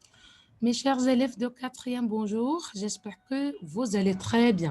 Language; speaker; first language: French; non-native, fluent; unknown